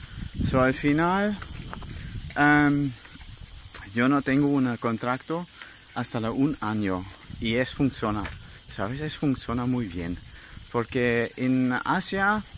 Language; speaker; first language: Spanish; non-native, learner; German